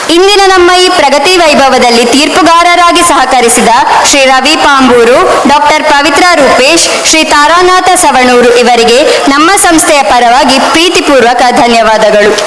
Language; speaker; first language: Kannada; native; Kannada